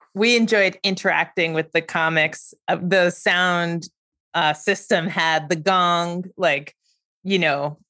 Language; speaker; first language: English; native; English